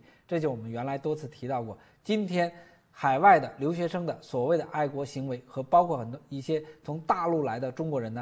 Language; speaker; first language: Chinese; native; Chinese